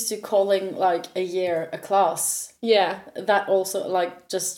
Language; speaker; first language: English; non-native, fluent; Norwegian